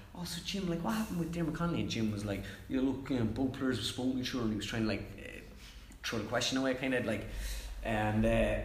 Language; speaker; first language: English; native; English